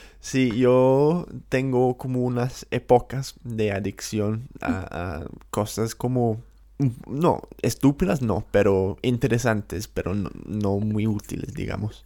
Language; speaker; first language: Spanish; non-native, fluent; English